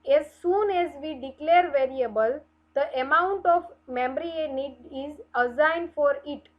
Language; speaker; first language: English; non-native, local second language; Gujarati